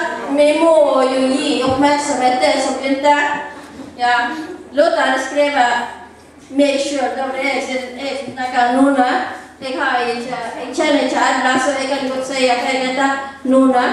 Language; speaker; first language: Norwegian; non-native, learner; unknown